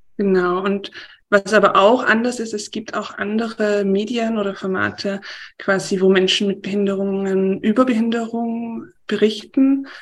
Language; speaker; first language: German; native; German